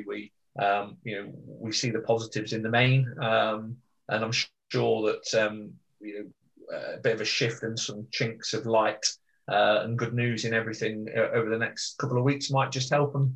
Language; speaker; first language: English; native; English